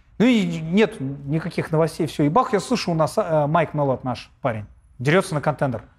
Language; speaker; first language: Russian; native; Russian